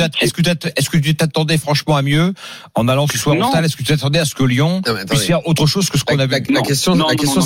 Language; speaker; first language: French; native; French